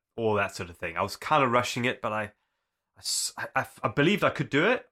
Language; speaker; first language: English; native; English